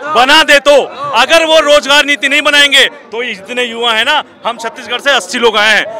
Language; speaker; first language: Hindi; native; Hindi